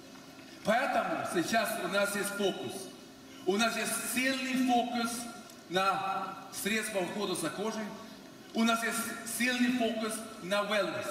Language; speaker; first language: Russian; non-native, fluent; Swedish